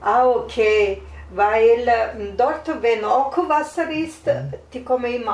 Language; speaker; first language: German; non-native, learner; Italian